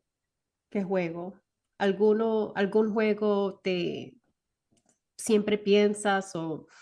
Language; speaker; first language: Spanish; early bilingual, heritage; Spanish